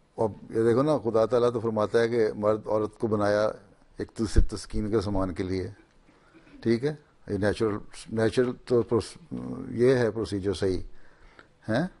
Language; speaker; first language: Urdu; native; Urdu